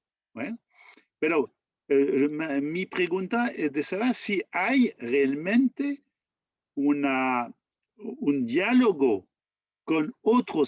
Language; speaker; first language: Spanish; non-native, learner; French